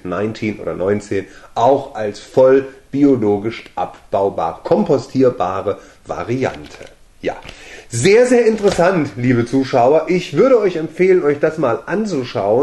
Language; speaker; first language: German; native; German